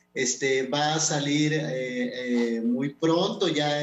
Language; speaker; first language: Spanish; non-native, local second language; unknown